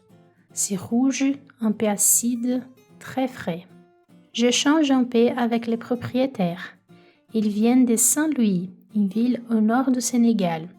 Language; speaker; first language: French; non-native, fluent; Portuguese